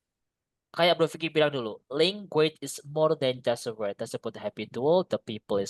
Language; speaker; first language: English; non-native, fluent; Indonesian